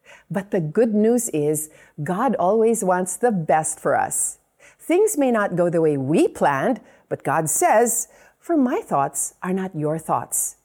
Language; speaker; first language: English; non-native, local second language; Filipino